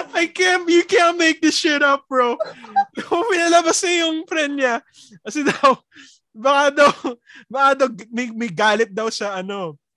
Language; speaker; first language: Filipino; early bilingual, heritage; Filipino